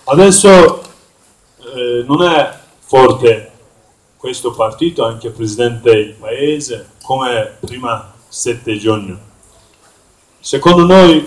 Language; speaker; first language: Italian; non-native, learner; Kurdish